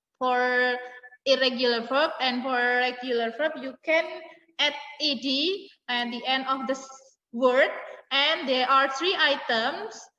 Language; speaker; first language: English; non-native, fluent; Indonesian